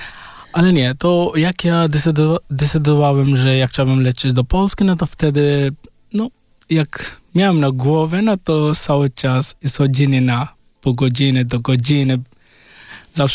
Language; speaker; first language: Polish; non-native, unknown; Hindi